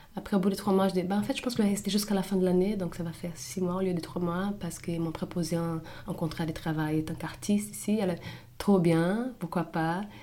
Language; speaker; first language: French; non-native, fluent; Portuguese